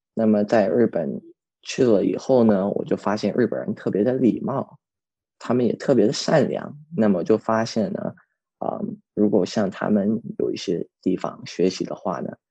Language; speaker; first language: Chinese; early bilingual, heritage; Chinese